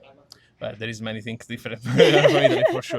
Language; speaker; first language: English; non-native, learner; Italian